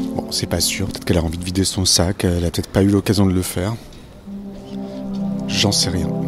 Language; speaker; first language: French; native; French